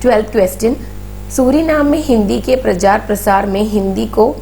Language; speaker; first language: Hindi; non-native, local second language; Malayalam